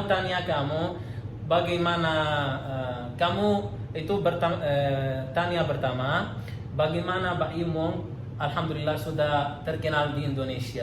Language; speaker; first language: Indonesian; non-native, learner; Arabic